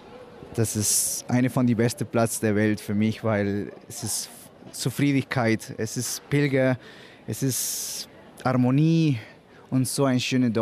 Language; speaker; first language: German; non-native, fluent; Spanish